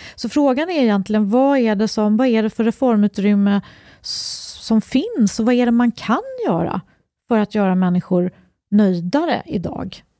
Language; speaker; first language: Swedish; native; Swedish